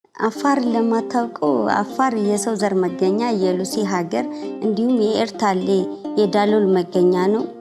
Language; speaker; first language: Amharic; non-native, local second language; Afar